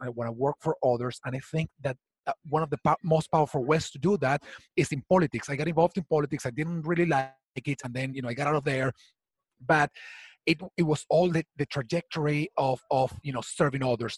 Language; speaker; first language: English; non-native, fluent; Spanish